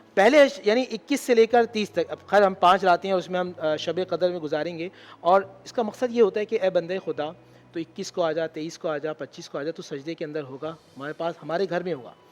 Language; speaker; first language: Urdu; native; Urdu